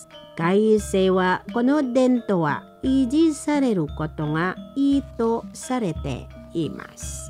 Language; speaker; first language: Japanese; non-native, learner; Indonesian